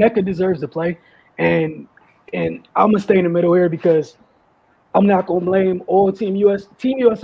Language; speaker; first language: English; native; English